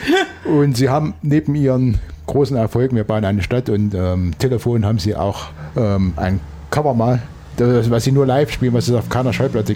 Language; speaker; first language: German; native; German